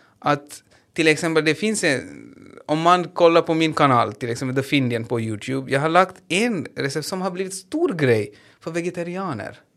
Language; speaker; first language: Swedish; non-native, fluent; Hindi